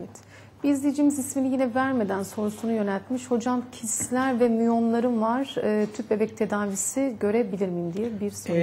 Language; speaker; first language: Turkish; native; Turkish